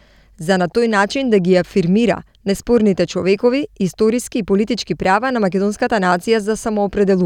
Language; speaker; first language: Macedonian; native; Macedonian